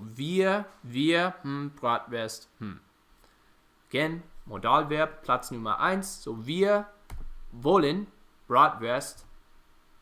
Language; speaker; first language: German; non-native, fluent; English